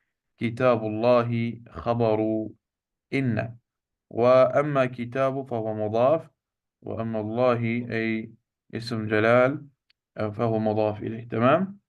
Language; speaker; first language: Arabic; non-native, fluent; Urdu